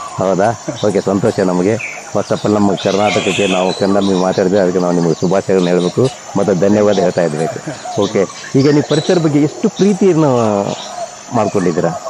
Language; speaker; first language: Kannada; native; Kannada